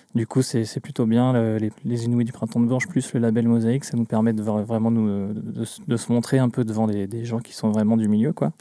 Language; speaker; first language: French; native; French